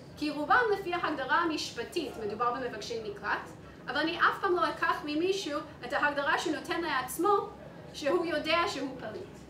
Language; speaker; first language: Hebrew; non-native, fluent; English